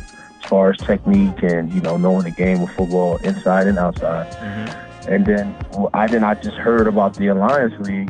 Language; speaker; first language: English; native; English